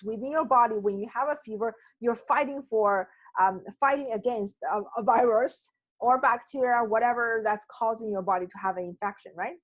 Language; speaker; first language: English; non-native, fluent; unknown